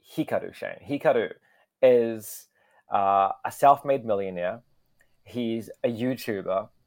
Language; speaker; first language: English; native; English